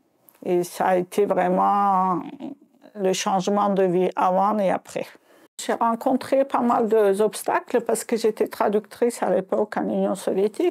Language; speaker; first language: French; non-native, fluent; Azerbaijani